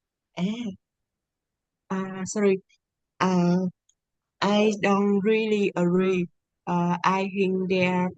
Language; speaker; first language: English; non-native, learner; Vietnamese